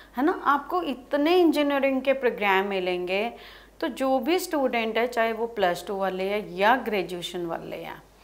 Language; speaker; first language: Hindi; non-native, local second language; Punjabi